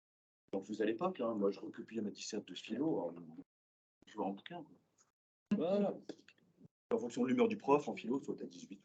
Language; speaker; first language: French; native; French